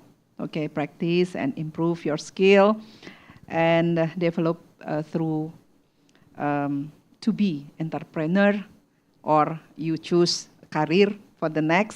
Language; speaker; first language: English; non-native, learner; Indonesian